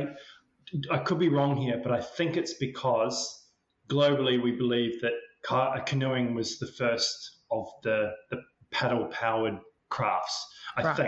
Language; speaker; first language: English; native; English